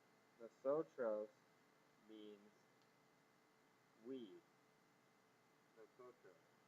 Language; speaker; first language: Spanish; non-native, learner; English